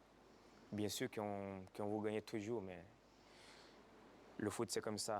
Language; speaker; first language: French; non-native, fluent; Portuguese